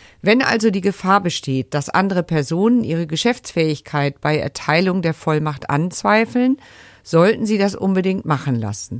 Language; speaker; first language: German; native; German